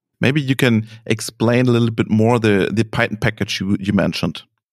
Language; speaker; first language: English; non-native, fluent; German